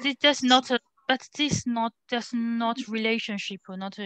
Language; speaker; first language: English; non-native, learner; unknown